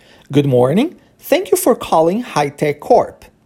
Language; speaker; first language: English; early bilingual, other home language; Portuguese